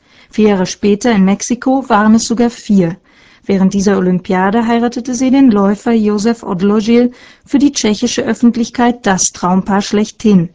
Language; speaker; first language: German; native; German